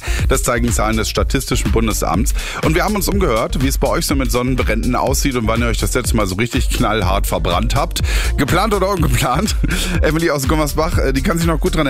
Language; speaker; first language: German; native; German